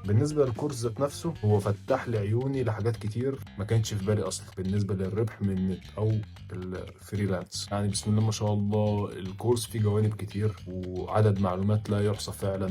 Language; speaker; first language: Arabic; native; Arabic